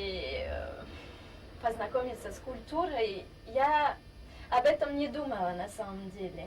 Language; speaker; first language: Russian; non-native, fluent; French